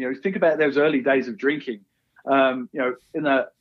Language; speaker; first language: English; native; English